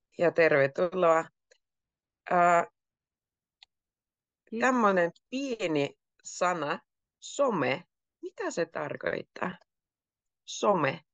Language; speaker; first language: Finnish; native; Finnish